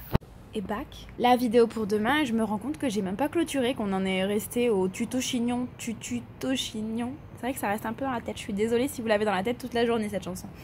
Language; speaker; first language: French; native; French